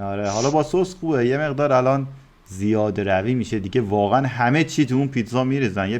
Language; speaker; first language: Persian; native; Persian